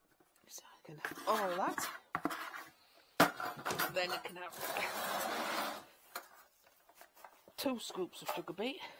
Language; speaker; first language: English; native; English